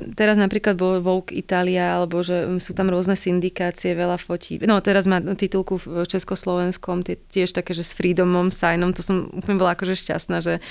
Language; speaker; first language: Slovak; native; Slovak